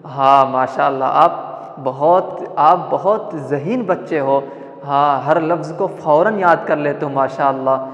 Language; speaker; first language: Urdu; non-native, local second language; Malayalam